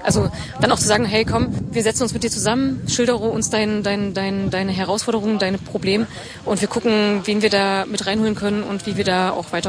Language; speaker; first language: German; native; German